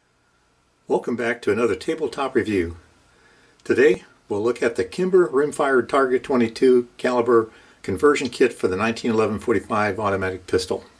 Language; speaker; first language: English; native; English